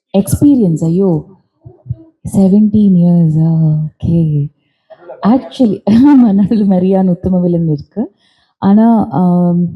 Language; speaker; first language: Tamil; non-native, learner; Malayalam